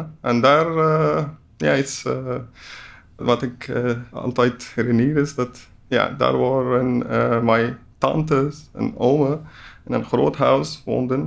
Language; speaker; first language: Dutch; non-native, learner; Persian